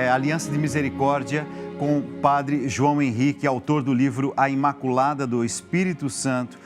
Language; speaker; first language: Portuguese; native; Portuguese